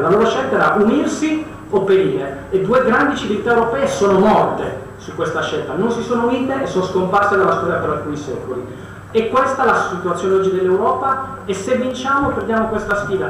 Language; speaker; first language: Italian; native; Italian